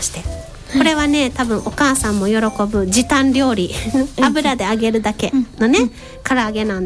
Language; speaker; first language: Japanese; native; Japanese